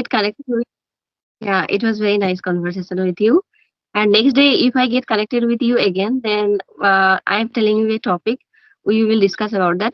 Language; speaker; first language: English; non-native, learner; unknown